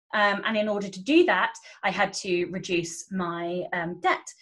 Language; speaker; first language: English; native; English